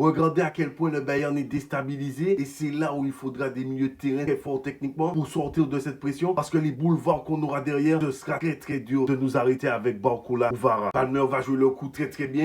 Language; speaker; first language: French; native; French